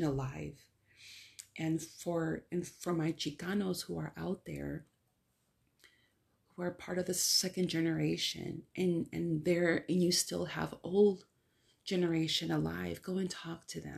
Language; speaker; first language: English; early bilingual, other home language; Spanish